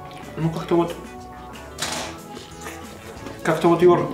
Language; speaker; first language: Russian; native; Russian